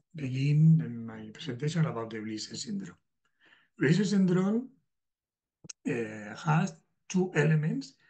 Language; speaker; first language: English; non-native, learner; Spanish